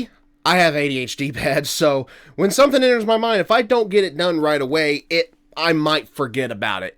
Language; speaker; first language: English; native; English